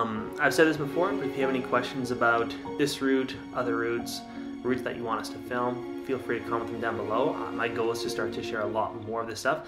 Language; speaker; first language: English; native; English